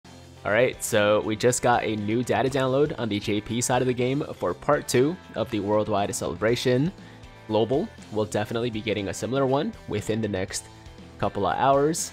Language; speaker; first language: English; native; English